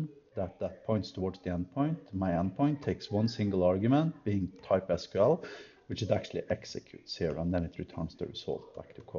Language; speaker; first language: English; non-native, fluent; Norwegian